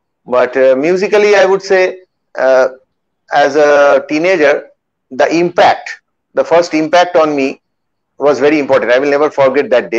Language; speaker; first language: English; non-native, local second language; Bangla